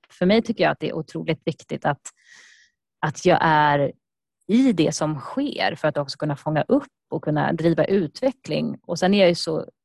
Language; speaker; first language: Swedish; native; Swedish